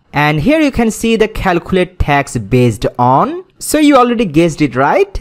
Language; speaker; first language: English; non-native, local second language; Bangla